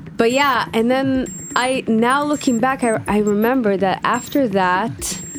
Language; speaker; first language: English; non-native, fluent; Hebrew